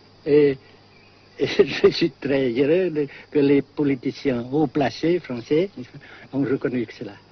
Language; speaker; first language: French; non-native, local second language; Vietnamese